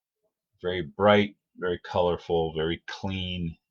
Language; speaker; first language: English; native; English